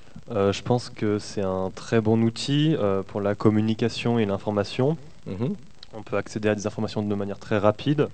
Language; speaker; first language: French; native; French